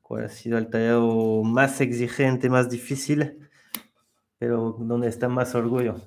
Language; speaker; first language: Spanish; non-native, fluent; French